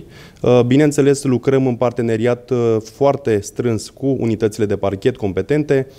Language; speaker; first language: Romanian; native; Romanian